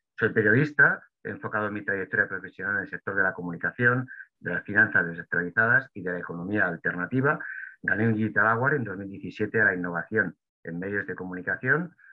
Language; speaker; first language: Spanish; native; Spanish